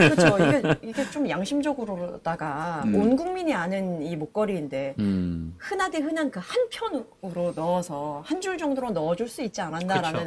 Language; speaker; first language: Korean; native; Korean